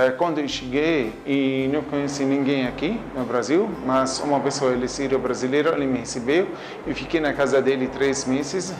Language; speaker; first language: Portuguese; non-native, learner; Arabic